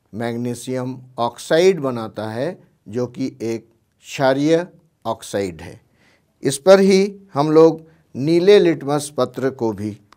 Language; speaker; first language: Hindi; native; Hindi